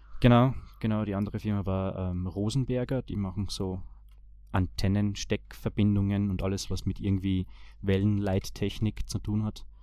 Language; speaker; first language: German; early bilingual, other home language; Bosnian